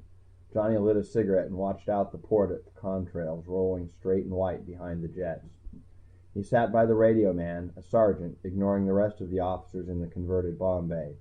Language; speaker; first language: English; native; English